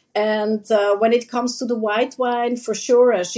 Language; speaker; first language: English; non-native, fluent; German